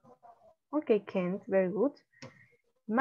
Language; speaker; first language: English; non-native, learner; Spanish